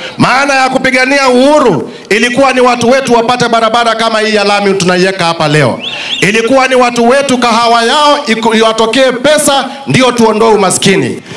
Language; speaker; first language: Swahili; non-native, local second language; Kamba